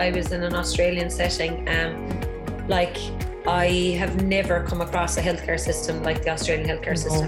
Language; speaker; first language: English; native; English